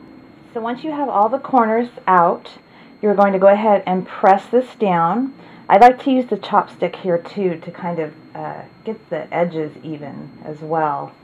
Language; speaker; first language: English; native; English